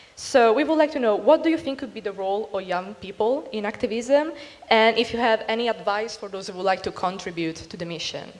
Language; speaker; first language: English; non-native, fluent; Italian